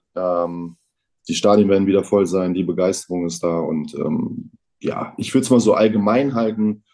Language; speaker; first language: German; native; German